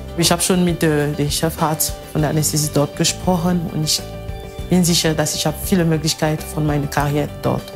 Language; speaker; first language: German; non-native, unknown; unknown